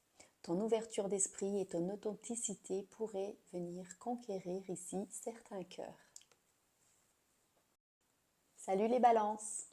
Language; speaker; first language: French; native; French